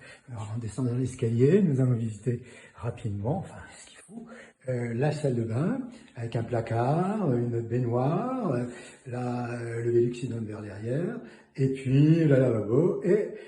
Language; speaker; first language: French; native; French